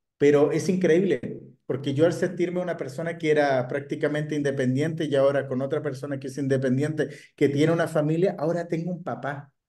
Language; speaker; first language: Spanish; native; Spanish